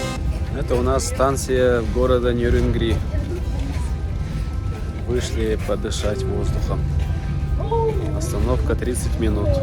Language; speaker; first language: Russian; native; Russian